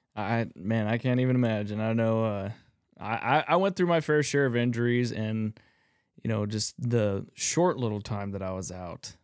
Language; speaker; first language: English; native; English